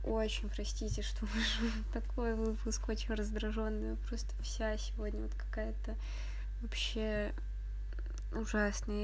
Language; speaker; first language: Russian; native; Russian